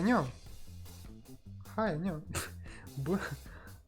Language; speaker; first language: Korean; non-native, learner; Russian